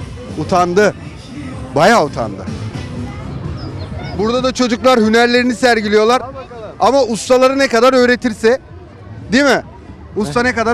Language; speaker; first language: Turkish; native; Turkish